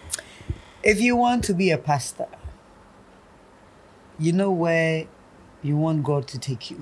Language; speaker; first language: English; non-native, local second language; Akan